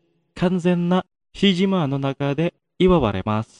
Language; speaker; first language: Japanese; non-native, fluent; Indonesian